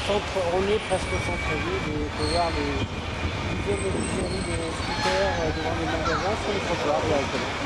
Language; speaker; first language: French; native; French